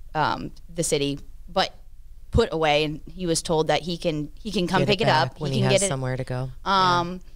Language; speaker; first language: English; native; English